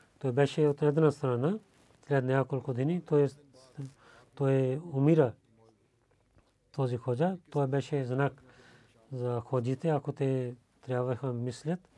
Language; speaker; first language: Bulgarian; non-native, learner; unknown